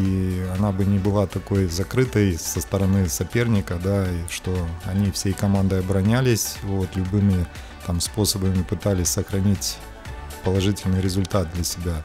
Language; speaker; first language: Russian; native; Russian